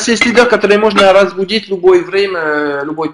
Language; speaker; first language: Russian; non-native, learner; French